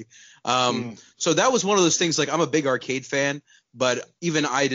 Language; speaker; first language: English; non-native, local second language; Urdu